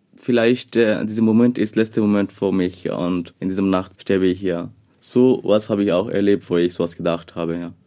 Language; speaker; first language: German; non-native, fluent; Bangla